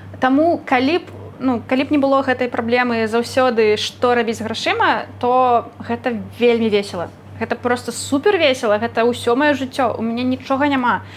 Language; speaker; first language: Belarusian; non-native, local second language; Russian